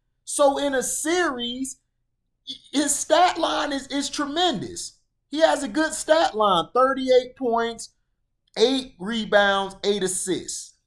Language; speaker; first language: English; native; English